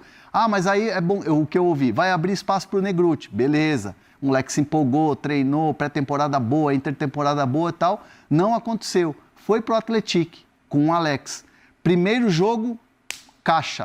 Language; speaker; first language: Portuguese; native; Portuguese